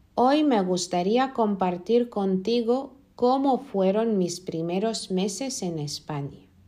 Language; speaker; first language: Spanish; non-native, fluent; Lithuanian